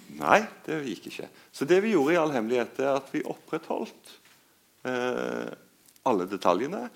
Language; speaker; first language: Norwegian; native; Norwegian